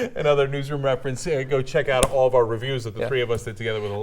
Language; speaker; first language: English; native; English